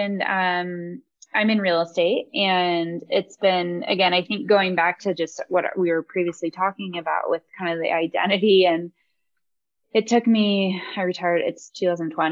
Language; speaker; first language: English; native; English